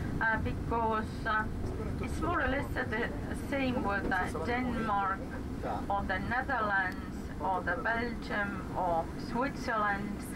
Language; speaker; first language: English; non-native, fluent; Estonian